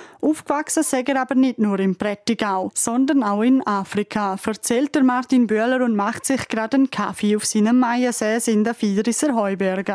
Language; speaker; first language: German; native; German